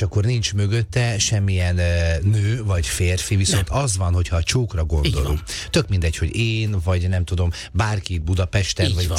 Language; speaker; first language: Hungarian; native; Hungarian